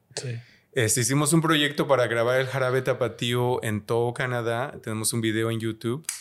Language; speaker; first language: Spanish; native; Spanish